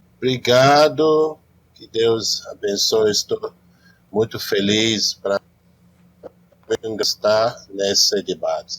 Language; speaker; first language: Portuguese; non-native, learner; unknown